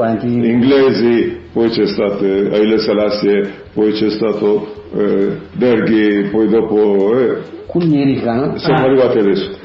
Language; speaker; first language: Italian; early bilingual, heritage; Italian